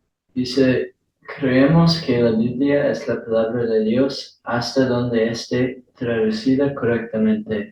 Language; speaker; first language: Spanish; non-native, learner; English